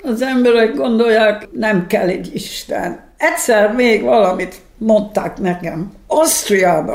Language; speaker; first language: Hungarian; early bilingual, heritage; Hungarian